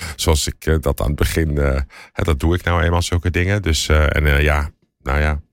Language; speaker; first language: Dutch; native; Dutch